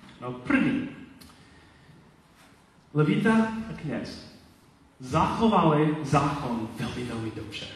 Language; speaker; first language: Czech; non-native, learner; Polish